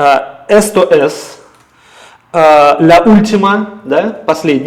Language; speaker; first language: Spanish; non-native, fluent; Russian